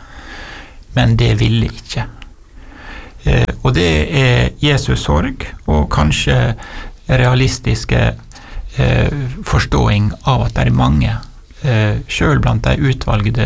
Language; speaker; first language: Norwegian; native; Norwegian